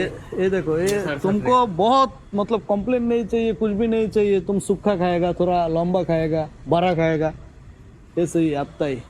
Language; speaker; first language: Hindi; non-native, learner; Bangla